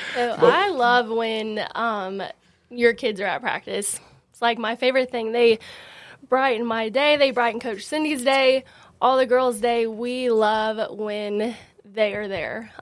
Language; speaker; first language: English; native; English